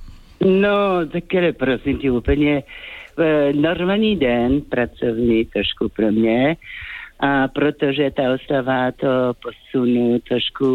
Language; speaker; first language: Czech; non-native, fluent; French